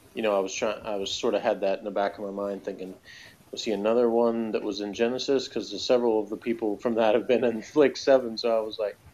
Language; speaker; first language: English; native; English